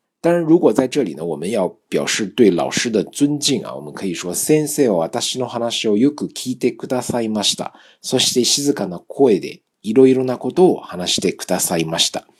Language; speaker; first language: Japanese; non-native, fluent; Chinese